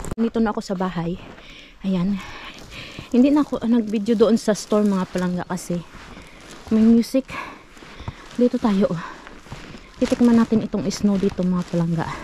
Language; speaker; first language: Filipino; non-native, local second language; Hiligaynon